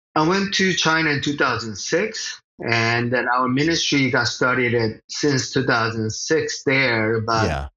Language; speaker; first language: English; early bilingual, other home language; Korean